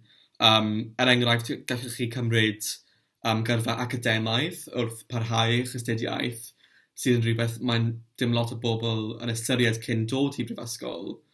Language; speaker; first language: Welsh; non-native, local second language; English